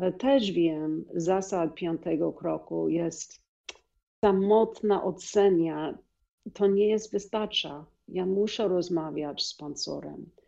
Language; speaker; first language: Polish; non-native, learner; English